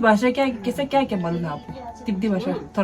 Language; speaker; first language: Hindi; non-native, local second language; Tibetan